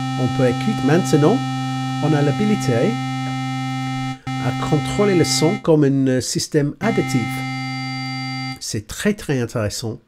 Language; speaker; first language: French; non-native, learner; English